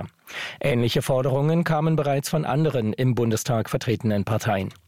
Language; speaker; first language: German; native; German